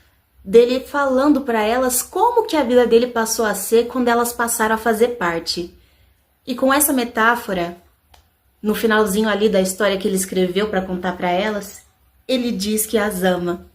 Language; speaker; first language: Portuguese; native; Portuguese